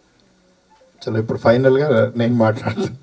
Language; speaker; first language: Telugu; native; Telugu